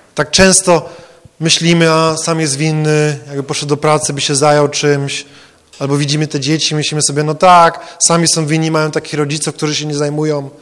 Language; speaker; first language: Polish; early bilingual, heritage; Polish